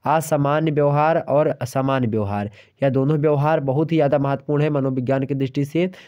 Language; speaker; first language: Hindi; native; Hindi